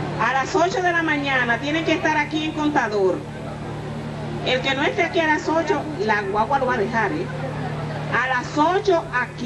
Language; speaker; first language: Spanish; native; Spanish